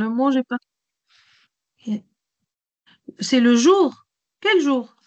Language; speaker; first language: French; non-native, local second language; Arabic